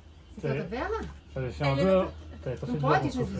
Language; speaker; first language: French; native; French